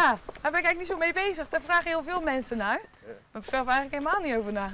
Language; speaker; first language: Dutch; native; Dutch